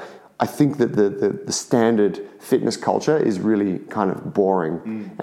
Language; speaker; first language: English; native; English